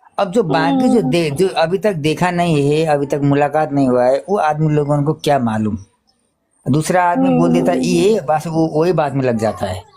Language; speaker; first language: Hindi; non-native, fluent; Nepali